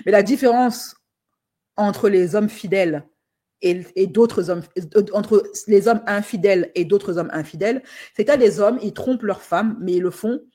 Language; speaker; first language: French; native; French